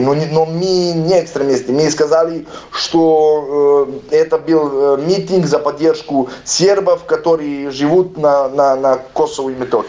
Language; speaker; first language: Russian; non-native, learner; Serbian